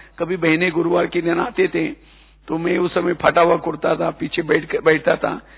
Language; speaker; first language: Hindi; non-native, local second language; Marathi